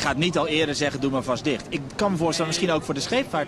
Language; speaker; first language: Dutch; native; Dutch